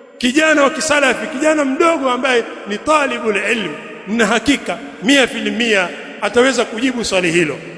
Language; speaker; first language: Swahili; native; Swahili